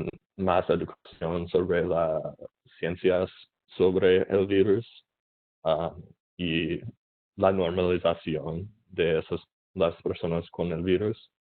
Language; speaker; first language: Spanish; non-native, learner; English